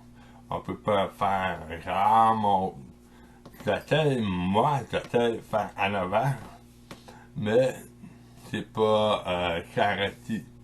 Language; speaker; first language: French; non-native, local second language; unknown